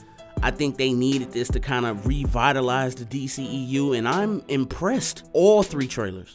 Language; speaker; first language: English; native; English